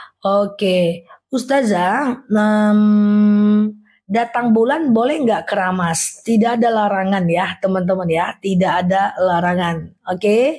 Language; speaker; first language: Indonesian; non-native, local second language; Minangkabau